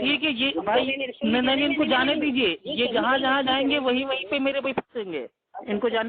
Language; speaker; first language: Hindi; native; Hindi